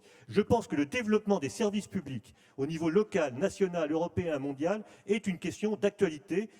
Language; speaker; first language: French; native; French